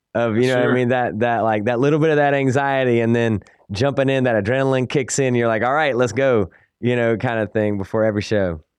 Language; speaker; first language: English; native; English